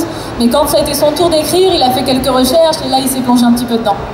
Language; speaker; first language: French; native; French